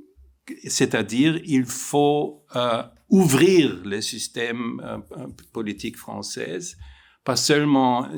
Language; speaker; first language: French; non-native, fluent; German